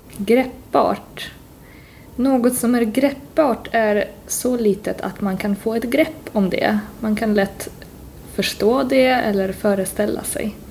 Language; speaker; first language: Swedish; native; Swedish